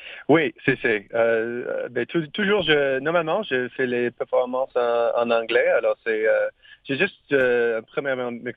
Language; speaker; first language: French; non-native, learner; English